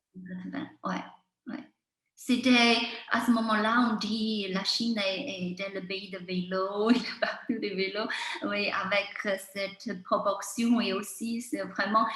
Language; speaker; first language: French; non-native, fluent; Chinese